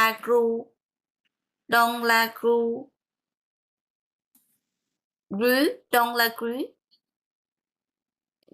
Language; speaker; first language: French; non-native, learner; Vietnamese